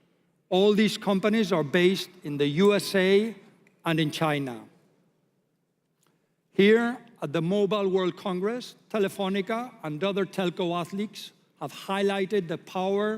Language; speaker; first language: English; non-native, fluent; Spanish